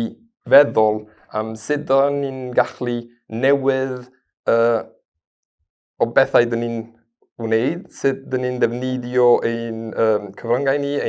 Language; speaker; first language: Welsh; non-native, learner; Spanish